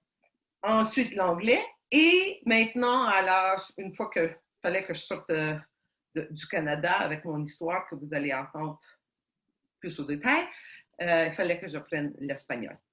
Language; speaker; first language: French; early bilingual, heritage; Ukrainian